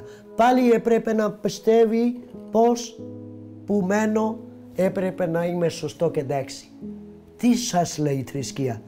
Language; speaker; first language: Greek; non-native, fluent; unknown